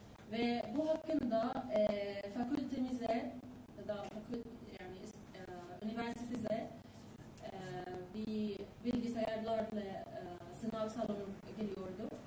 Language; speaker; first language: Turkish; non-native, learner; Arabic